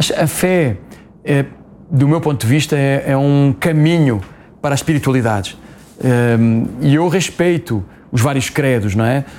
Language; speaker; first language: Portuguese; native; Portuguese